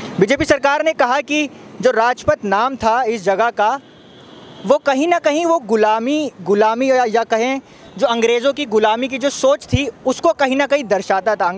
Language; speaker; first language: Hindi; native; Hindi